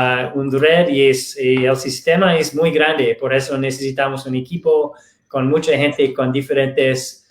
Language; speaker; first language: Spanish; non-native, fluent; English